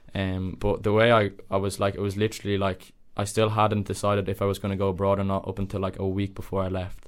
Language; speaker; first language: English; native; English